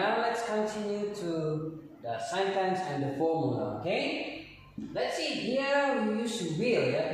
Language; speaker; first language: English; non-native, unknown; Indonesian